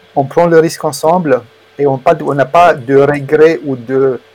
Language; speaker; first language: French; non-native, fluent; Romanian